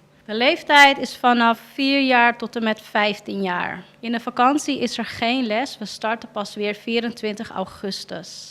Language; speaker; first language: Dutch; native; Dutch